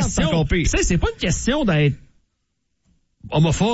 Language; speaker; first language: French; native; French